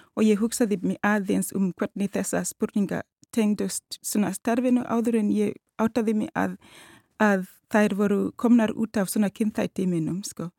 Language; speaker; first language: Icelandic; non-native, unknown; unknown